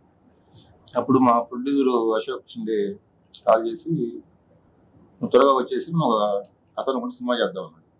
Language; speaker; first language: Telugu; native; Telugu